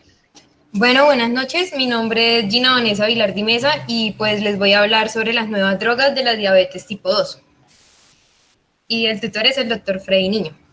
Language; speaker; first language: Spanish; native; Spanish